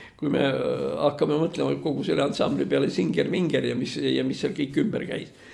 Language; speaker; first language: Estonian; native; Estonian